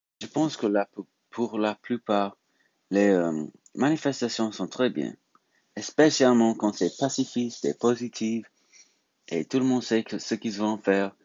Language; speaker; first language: French; non-native, learner; English